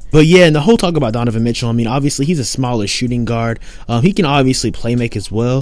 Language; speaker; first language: English; native; English